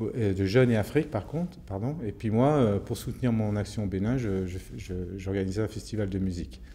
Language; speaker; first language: French; native; French